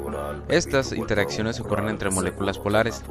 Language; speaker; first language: Spanish; native; Spanish